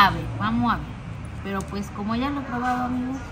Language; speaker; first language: Spanish; native; Spanish